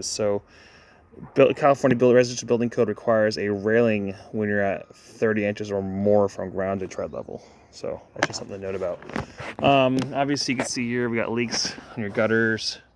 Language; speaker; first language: English; native; English